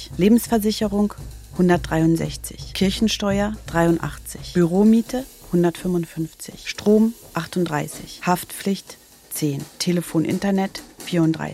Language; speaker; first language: German; native; German